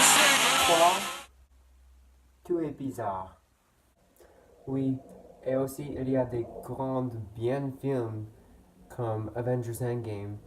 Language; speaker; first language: French; non-native, learner; English